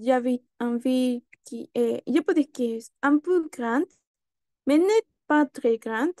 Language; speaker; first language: French; non-native, learner; Spanish